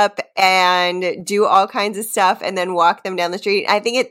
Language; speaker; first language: English; native; English